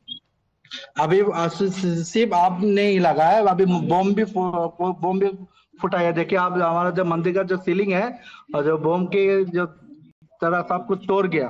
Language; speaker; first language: Hindi; non-native, learner; Bangla